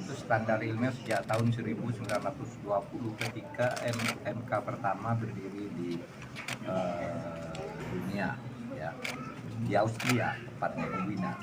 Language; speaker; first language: Indonesian; non-native, local second language; Madurese